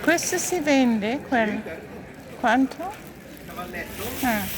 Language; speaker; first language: Italian; non-native, learner; English